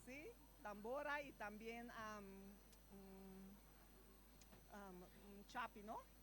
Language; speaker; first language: Spanish; non-native, fluent; Papiamento